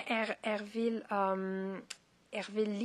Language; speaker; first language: German; non-native, learner; French